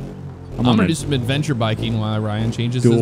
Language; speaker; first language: English; native; English